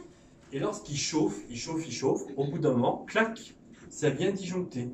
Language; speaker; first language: French; native; French